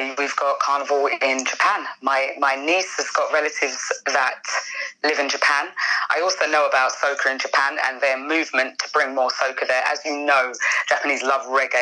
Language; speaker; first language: English; native; English